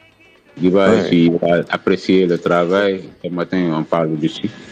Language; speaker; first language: French; non-native, local second language; Wolof